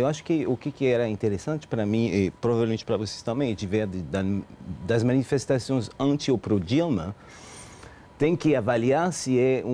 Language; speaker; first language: Portuguese; non-native, fluent; French